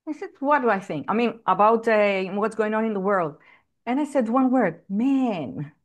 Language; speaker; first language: English; non-native, fluent; Greek